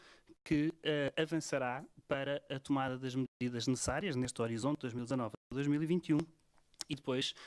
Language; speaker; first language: Portuguese; native; Portuguese